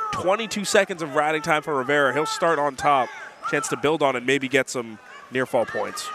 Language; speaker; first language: English; native; English